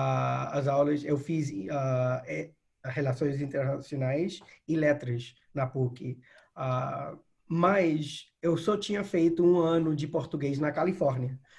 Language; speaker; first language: Portuguese; non-native, fluent; English